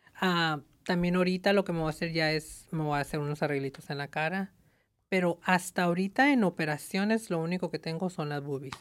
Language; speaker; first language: Spanish; early bilingual, heritage; Spanish